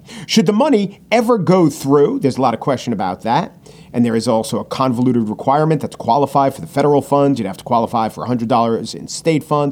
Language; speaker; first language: English; native; English